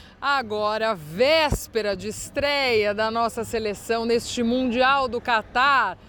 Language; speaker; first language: Portuguese; native; Portuguese